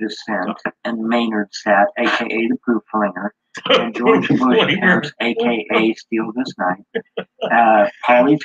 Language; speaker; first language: English; native; English